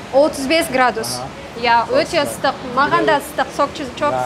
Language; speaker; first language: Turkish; non-native, learner; Kazakh